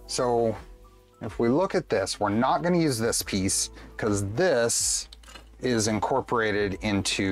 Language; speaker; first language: English; native; English